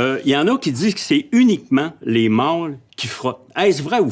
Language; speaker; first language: French; native; French